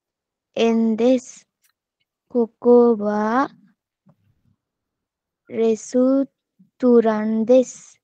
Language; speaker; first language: Japanese; non-native, learner; Sinhala